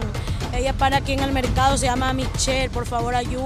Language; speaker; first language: Spanish; native; Spanish